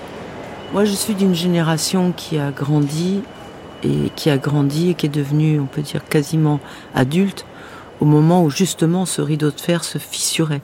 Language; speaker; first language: French; native; French